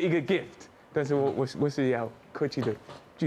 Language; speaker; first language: Chinese; non-native, fluent; English